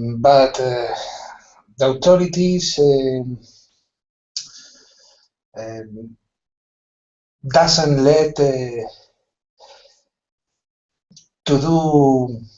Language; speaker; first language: English; non-native, learner; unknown